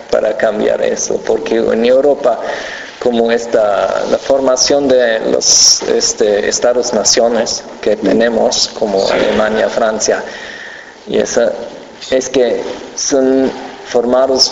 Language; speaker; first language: Spanish; non-native, fluent; German